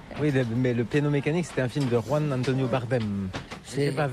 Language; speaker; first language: French; native; French